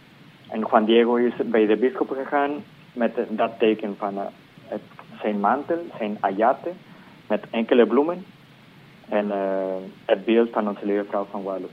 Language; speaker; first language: Dutch; non-native, fluent; Spanish